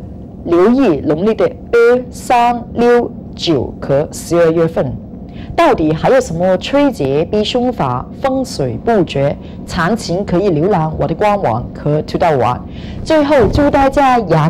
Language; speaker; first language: Chinese; non-native, local second language; Cantonese